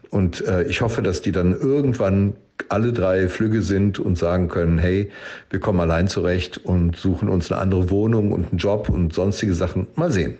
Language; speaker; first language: German; native; German